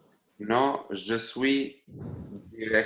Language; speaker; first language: French; non-native, learner; Albanian